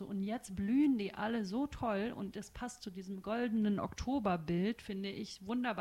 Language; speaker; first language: German; native; German